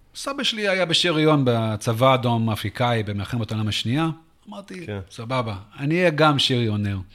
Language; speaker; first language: Hebrew; non-native, fluent; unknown